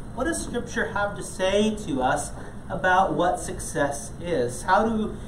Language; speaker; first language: English; native; English